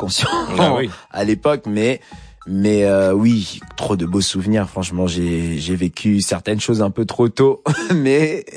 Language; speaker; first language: French; native; French